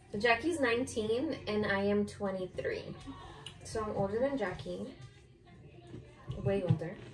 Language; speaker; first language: English; early bilingual, other home language; Spanish